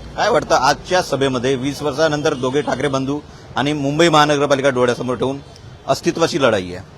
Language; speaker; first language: Marathi; native; Marathi